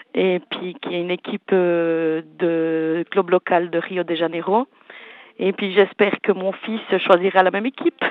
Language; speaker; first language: French; early bilingual, other home language; Portuguese